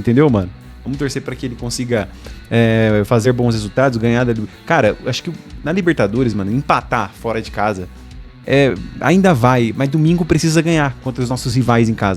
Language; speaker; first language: Portuguese; native; Portuguese